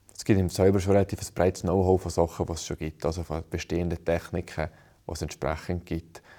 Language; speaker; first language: German; native; German